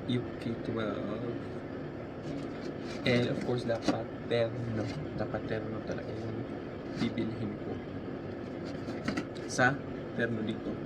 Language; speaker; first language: Filipino; native; Filipino